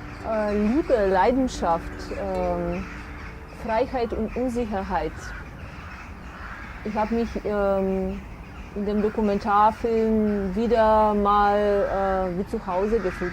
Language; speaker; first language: German; non-native, fluent; Macedonian